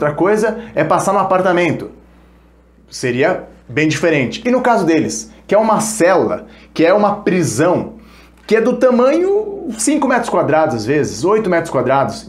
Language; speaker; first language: Portuguese; early bilingual, other home language; Spanish